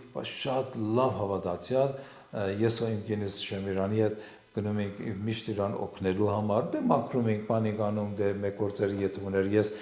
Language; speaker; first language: Armenian; non-native, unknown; Assyrian Neo-Aramaic